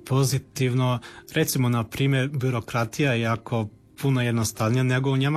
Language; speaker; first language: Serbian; early bilingual, heritage; Croatian